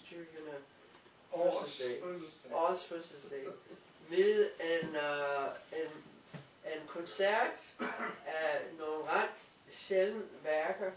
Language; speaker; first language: Danish; non-native, fluent; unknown